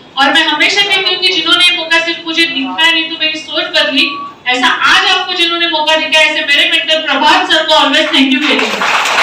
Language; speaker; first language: Hindi; non-native, local second language; Marathi